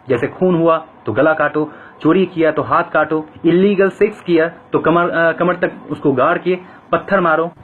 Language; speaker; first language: Hindi; non-native, fluent; Bangla